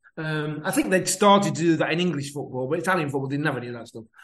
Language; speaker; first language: English; native; English